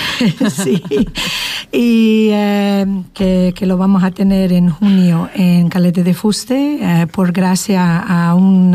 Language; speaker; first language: Spanish; non-native, fluent; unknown